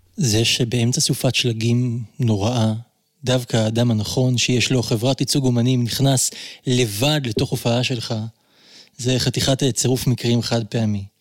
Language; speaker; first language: Hebrew; native; Hebrew